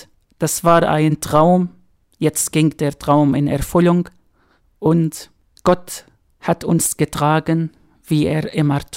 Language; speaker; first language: German; non-native, fluent; Arabic